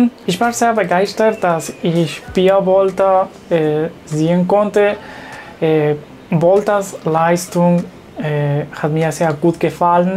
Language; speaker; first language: German; non-native, learner; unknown